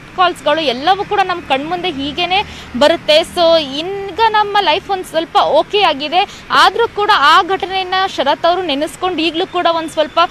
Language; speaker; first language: Kannada; native; Kannada